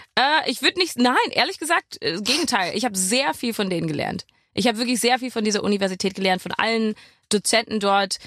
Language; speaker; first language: German; non-native, fluent; English